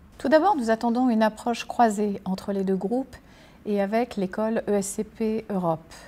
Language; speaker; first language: French; native; French